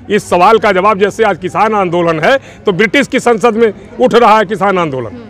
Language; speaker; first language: Hindi; native; Hindi